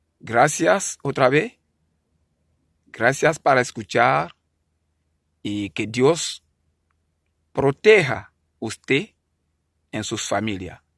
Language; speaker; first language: Spanish; non-native, learner; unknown